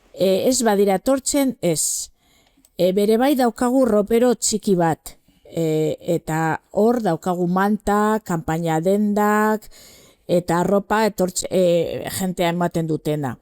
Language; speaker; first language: Basque; non-native, local second language; Spanish